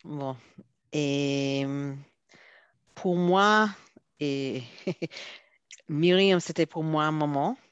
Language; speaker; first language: French; non-native, fluent; Hebrew